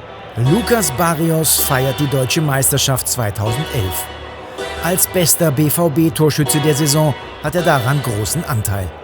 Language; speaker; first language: German; native; German